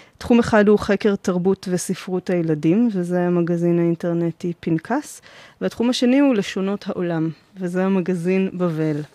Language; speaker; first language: Hebrew; native; Hebrew